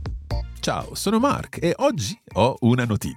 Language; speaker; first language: Italian; non-native, fluent; English